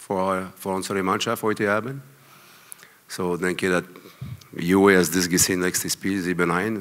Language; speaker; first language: German; non-native, learner; French